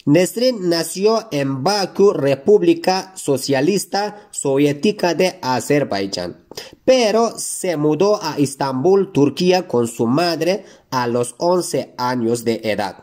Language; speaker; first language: Spanish; non-native, fluent; Turkish